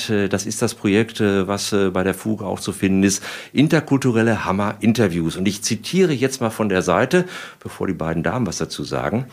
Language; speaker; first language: German; native; German